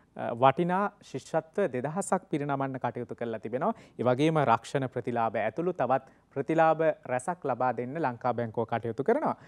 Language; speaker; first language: Sinhala; native; Sinhala